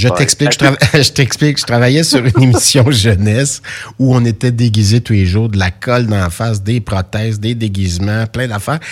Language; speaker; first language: French; native; French